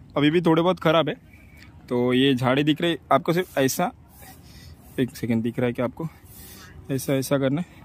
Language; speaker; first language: Hindi; non-native, local second language; Marathi